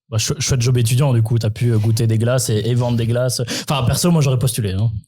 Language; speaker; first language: French; native; French